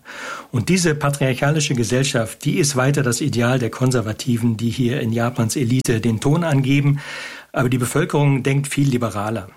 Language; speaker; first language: German; native; German